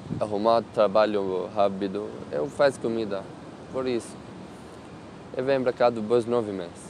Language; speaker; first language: Portuguese; non-native, learner; Arabic